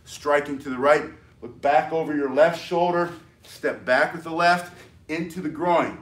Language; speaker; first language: English; native; English